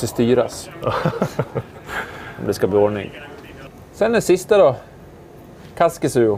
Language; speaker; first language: Swedish; native; Swedish